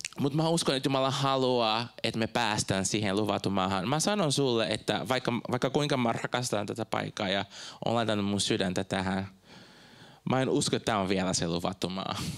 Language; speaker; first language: Finnish; non-native, fluent; Portuguese